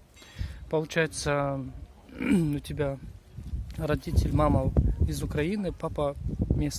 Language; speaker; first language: Russian; non-native, local second language; Kyrgyz